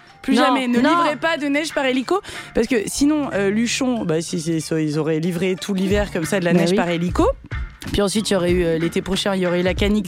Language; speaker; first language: French; native; French